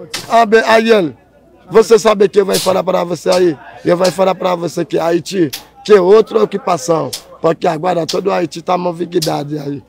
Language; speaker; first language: Portuguese; non-native, learner; Haitian Creole